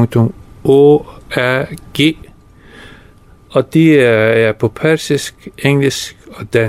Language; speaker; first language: Danish; non-native, fluent; Persian